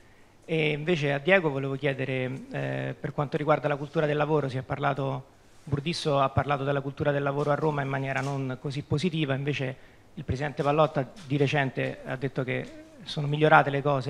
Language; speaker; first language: Italian; native; Italian